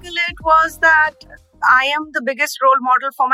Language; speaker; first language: English; non-native, local second language; Hindi